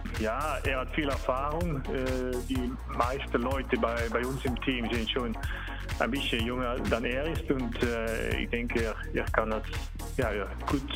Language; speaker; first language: German; non-native, learner; Dutch